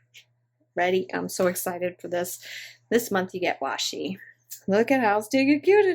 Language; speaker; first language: English; native; English